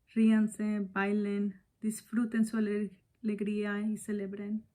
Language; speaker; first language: Spanish; early bilingual, other home language; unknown